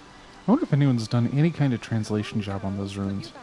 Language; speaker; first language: English; native; English